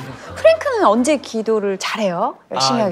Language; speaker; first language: Korean; native; Korean